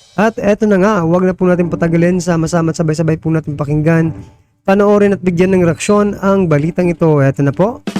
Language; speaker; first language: Filipino; non-native, local second language; Waray